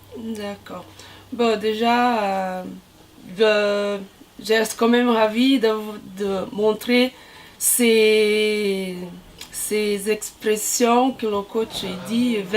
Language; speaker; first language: French; non-native, fluent; Portuguese